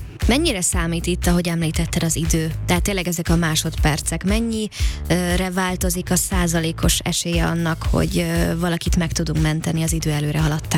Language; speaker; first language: Hungarian; native; Hungarian